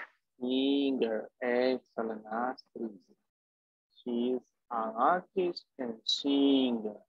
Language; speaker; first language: English; non-native, fluent; Spanish